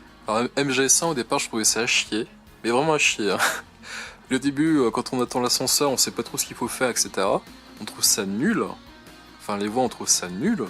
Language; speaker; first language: French; native; French